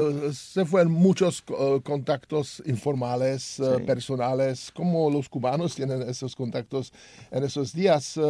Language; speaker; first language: Spanish; non-native, learner; Czech